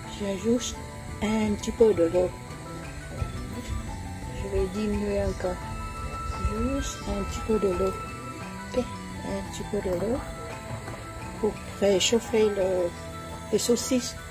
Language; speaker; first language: French; non-native, learner; Vietnamese